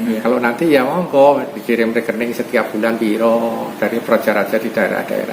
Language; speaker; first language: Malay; non-native, local second language; Javanese